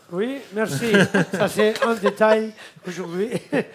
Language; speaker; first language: French; non-native, learner; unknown